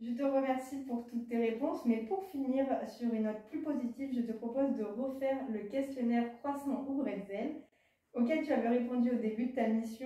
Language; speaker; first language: French; native; French